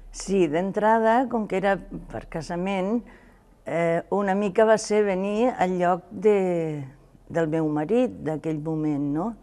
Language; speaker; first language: Catalan; non-native, local second language; Spanish